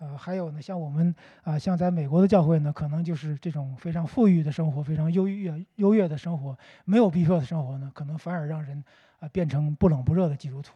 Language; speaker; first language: Chinese; native; Chinese